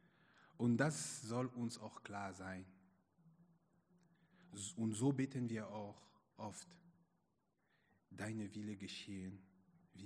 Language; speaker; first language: German; non-native, fluent; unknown